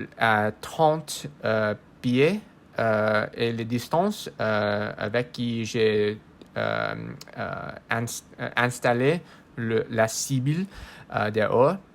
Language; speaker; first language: French; non-native, learner; English